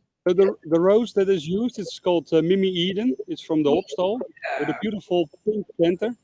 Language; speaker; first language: English; non-native, fluent; Dutch